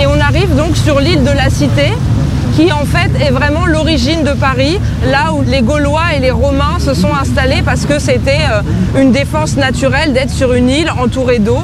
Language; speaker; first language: French; native; French